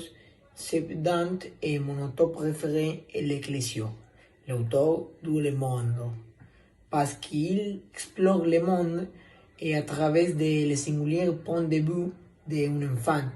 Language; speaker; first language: French; non-native, learner; Spanish